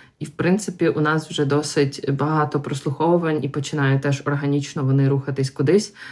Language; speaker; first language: Ukrainian; non-native, local second language; Russian